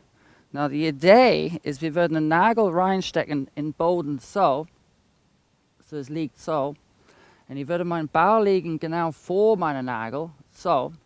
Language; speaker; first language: German; non-native, fluent; English